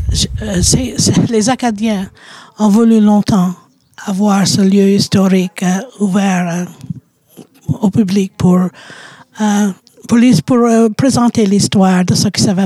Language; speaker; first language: French; native; French